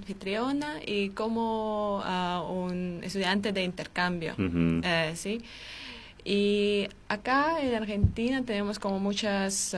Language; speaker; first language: Spanish; non-native, learner; Armenian